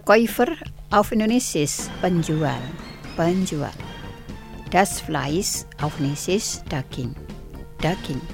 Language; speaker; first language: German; non-native, fluent; Indonesian